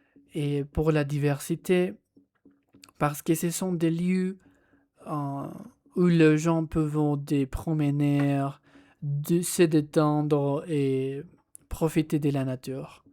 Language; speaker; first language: French; non-native, learner; Spanish